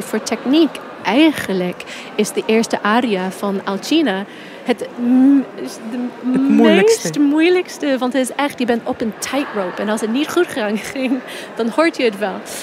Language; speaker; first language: Dutch; non-native, fluent; English